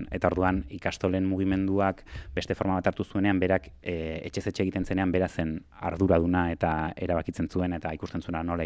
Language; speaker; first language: Basque; native; Basque